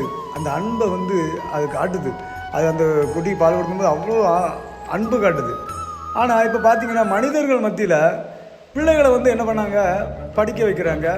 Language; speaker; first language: Tamil; native; Tamil